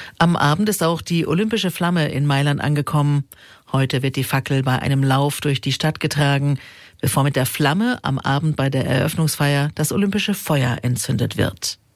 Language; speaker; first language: German; native; German